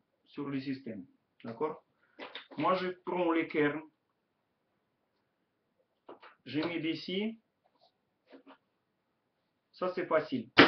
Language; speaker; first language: French; non-native, learner; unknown